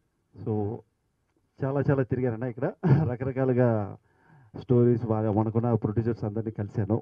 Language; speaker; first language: Telugu; native; Telugu